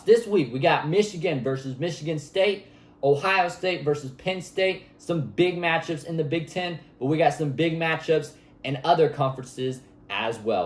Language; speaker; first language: English; native; English